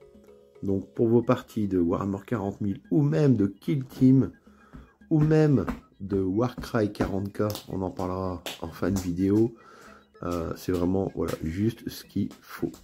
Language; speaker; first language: French; native; French